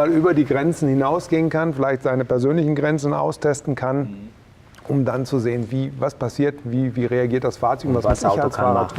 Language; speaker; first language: German; native; German